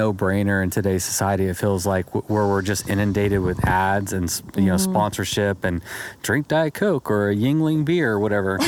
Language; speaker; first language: English; native; English